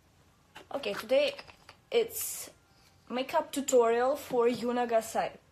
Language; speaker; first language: English; non-native, learner; Russian